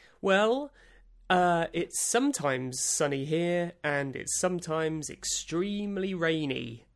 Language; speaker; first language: English; native; English